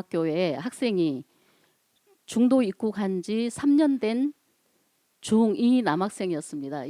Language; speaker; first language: Korean; native; Korean